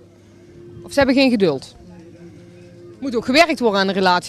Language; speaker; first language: Dutch; native; Dutch